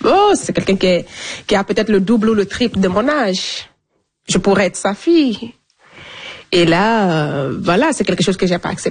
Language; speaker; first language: French; non-native, local second language; Fula